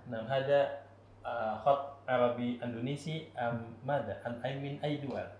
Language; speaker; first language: Arabic; non-native, learner; Indonesian